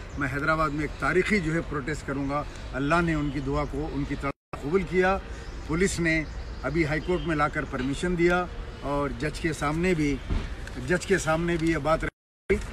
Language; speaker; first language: Urdu; native; Urdu